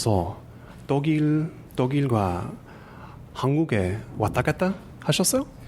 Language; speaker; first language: Korean; non-native, learner; English